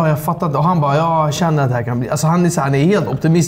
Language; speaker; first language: Swedish; native; Swedish